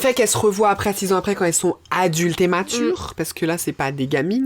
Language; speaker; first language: French; native; French